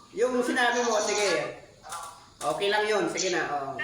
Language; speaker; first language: Filipino; native; Filipino